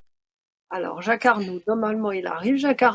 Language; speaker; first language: French; native; French